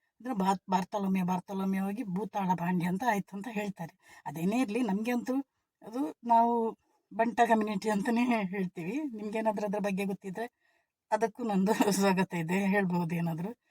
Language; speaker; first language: Kannada; non-native, local second language; Tulu